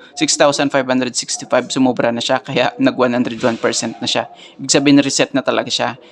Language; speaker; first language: Filipino; native; Filipino